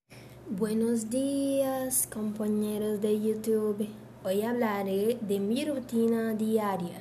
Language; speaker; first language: Spanish; non-native, learner; Portuguese